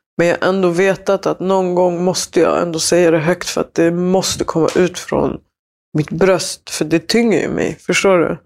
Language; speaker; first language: Swedish; early bilingual, other home language; Spanish